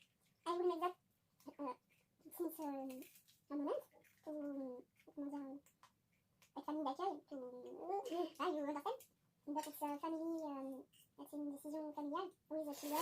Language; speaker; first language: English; non-native, learner; French